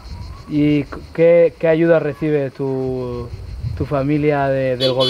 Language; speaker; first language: Spanish; native; Spanish